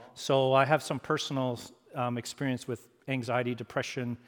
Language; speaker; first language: English; native; English